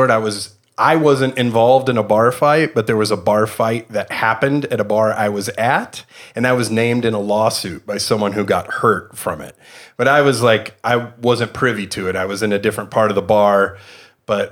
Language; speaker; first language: English; native; English